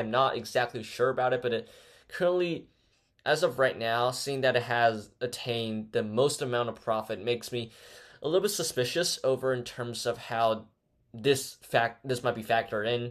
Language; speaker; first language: English; non-native, fluent; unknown